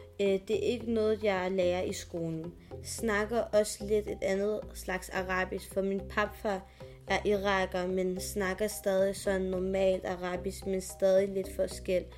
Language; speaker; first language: Danish; early bilingual, other home language; Arabic